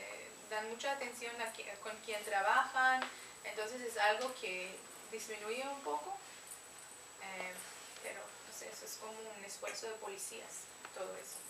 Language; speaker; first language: Spanish; non-native, fluent; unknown